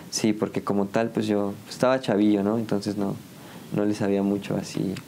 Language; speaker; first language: Spanish; native; Spanish